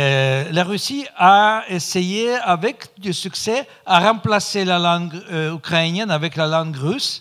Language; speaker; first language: French; non-native, fluent; Russian